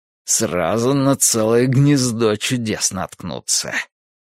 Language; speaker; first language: Russian; native; Russian